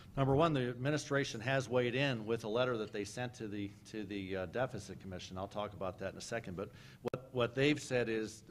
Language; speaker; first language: English; native; English